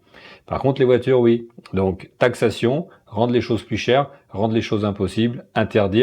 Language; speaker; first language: French; native; French